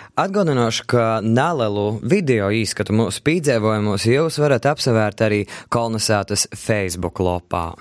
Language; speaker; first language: Latvian; native; Latvian